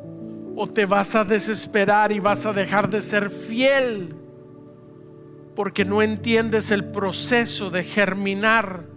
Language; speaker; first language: Spanish; native; Spanish